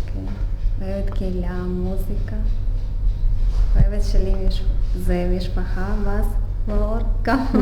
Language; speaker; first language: Hebrew; non-native, learner; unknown